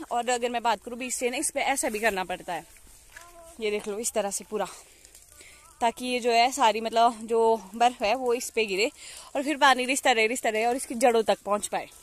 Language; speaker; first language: Hindi; native; Hindi